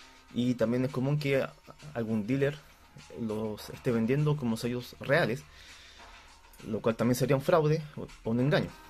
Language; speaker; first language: Spanish; native; Spanish